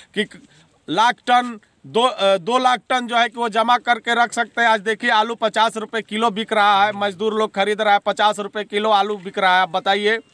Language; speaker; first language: Hindi; native; Hindi